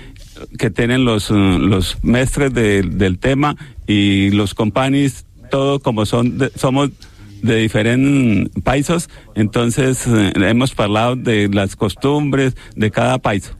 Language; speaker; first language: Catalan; non-native, learner; Spanish